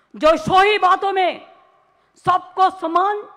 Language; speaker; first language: Hindi; non-native, local second language; Bangla